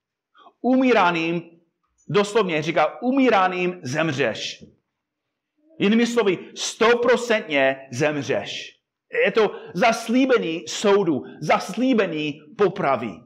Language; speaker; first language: Czech; non-native, fluent; English